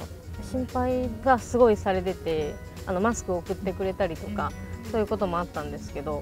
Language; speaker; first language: Japanese; native; Japanese